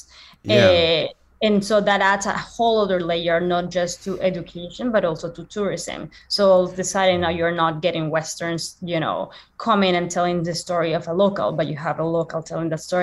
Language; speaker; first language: English; non-native, fluent; Spanish